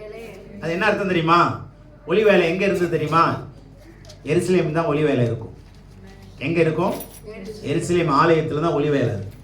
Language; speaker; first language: Tamil; native; Tamil